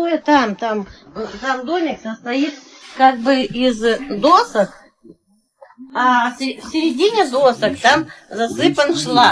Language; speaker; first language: Russian; native; Russian